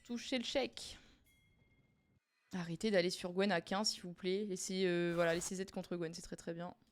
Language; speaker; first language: French; native; French